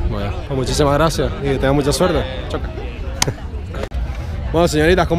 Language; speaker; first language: Spanish; native; Spanish